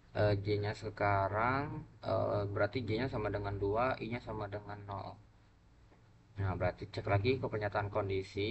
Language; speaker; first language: Indonesian; native; Indonesian